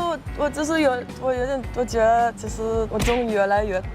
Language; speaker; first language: Chinese; non-native, fluent; German